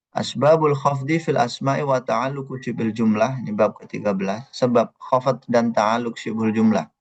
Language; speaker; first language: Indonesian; native; Indonesian